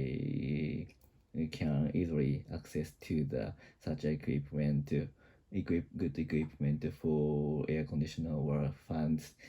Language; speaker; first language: English; non-native, learner; Japanese